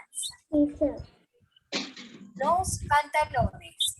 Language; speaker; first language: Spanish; non-native, learner; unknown